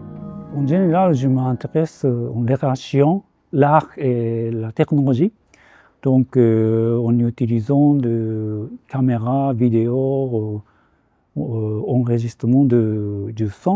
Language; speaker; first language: French; non-native, fluent; Japanese